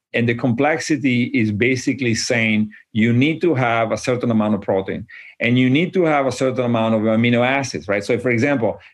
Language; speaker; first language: English; non-native, fluent; Italian